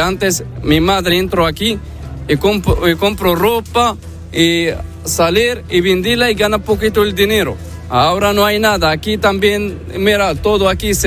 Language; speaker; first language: Spanish; non-native, learner; Arabic